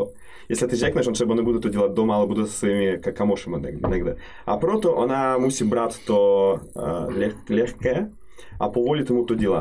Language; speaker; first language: Czech; non-native, learner; Russian